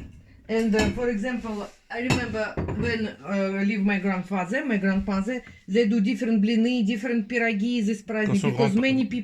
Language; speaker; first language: English; non-native, learner; Russian